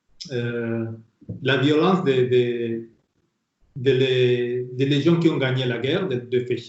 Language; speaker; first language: French; non-native, fluent; Spanish